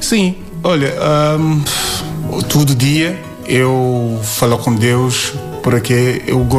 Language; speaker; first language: Portuguese; non-native, learner; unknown